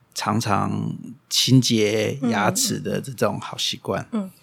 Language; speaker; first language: Chinese; non-native, fluent; German